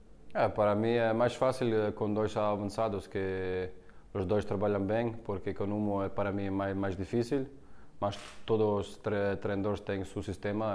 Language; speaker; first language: Portuguese; non-native, learner; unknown